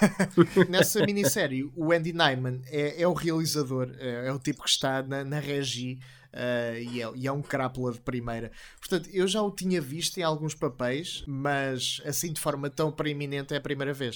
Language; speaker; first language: Portuguese; native; Portuguese